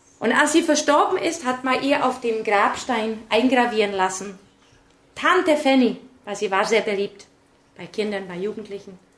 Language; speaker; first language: German; early bilingual, other home language; Czech